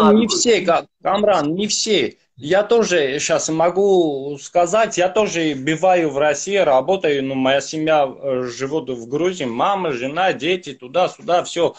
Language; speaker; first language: Russian; non-native, fluent; Armenian